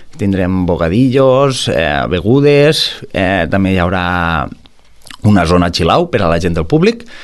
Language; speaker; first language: Catalan; native; Catalan